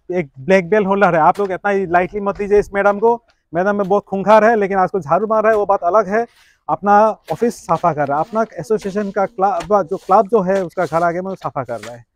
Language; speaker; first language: Hindi; non-native, local second language; Assamese